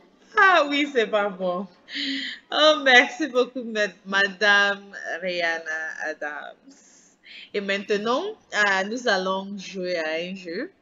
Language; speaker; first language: French; non-native, learner; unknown